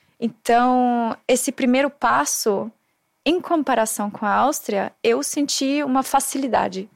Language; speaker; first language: Portuguese; non-native, fluent; German